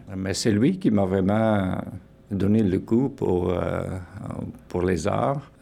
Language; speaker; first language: French; non-native, fluent; Portuguese